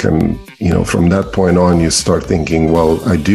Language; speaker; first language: English; non-native, fluent; Romanian